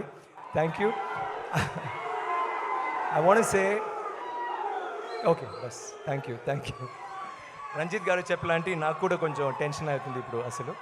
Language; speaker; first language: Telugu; non-native, learner; Tamil